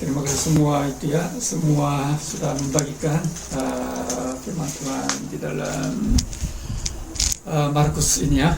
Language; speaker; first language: Indonesian; non-native, fluent; Korean